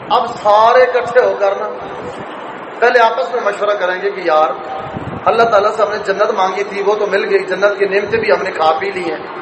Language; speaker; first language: Urdu; non-native, local second language; Punjabi